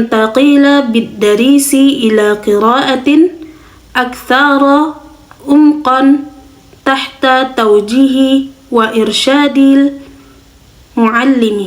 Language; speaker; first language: Arabic; non-native, learner; Indonesian